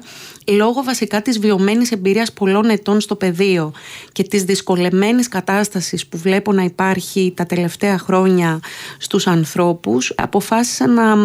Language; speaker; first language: Greek; native; Greek